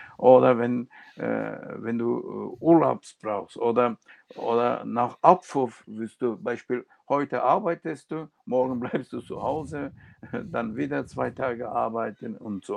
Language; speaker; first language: German; non-native, local second language; Turkish